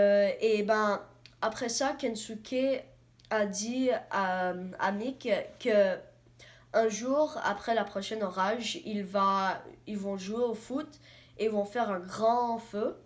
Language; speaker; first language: French; non-native, learner; English